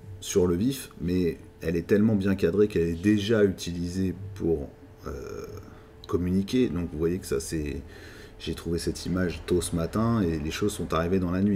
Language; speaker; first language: French; native; French